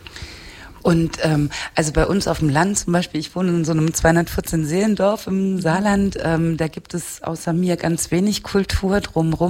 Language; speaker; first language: German; native; German